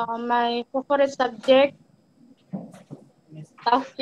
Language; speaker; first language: English; non-native, learner; Indonesian